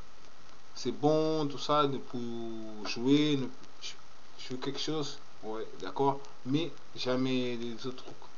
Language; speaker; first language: French; non-native, learner; Portuguese